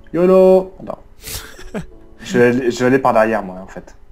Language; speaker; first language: French; native; French